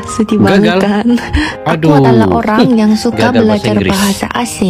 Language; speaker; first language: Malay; non-native, fluent; Korean